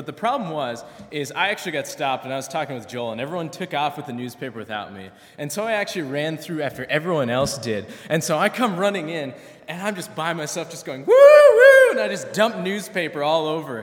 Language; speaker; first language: English; native; English